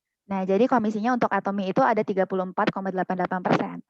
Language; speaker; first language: Indonesian; native; Indonesian